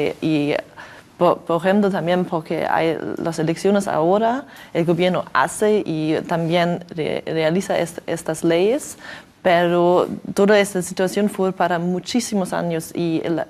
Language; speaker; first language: Spanish; non-native, learner; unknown